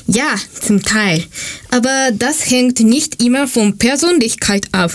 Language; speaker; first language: German; non-native, fluent; Japanese